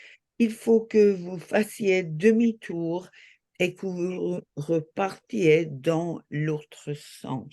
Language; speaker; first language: French; non-native, learner; English